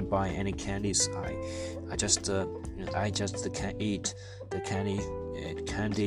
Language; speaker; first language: English; non-native, learner; Chinese